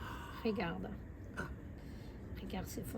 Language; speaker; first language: French; non-native, fluent; Spanish